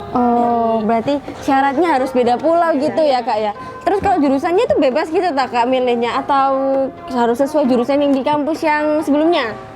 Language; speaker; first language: Indonesian; native; Indonesian